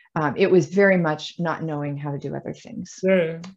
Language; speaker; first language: English; native; English